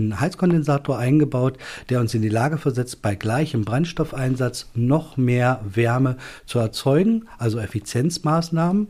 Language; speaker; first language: German; native; German